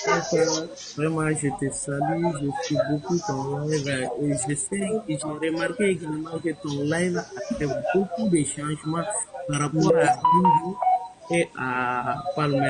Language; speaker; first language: French; non-native, local second language; Bambara